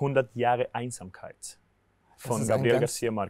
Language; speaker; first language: German; non-native, fluent; Spanish